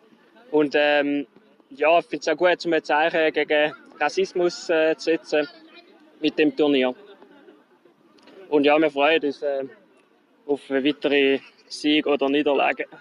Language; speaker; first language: German; native; German